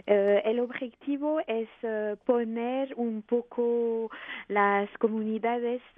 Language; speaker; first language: Spanish; non-native, fluent; French